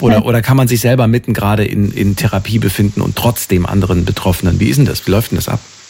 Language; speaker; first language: German; native; German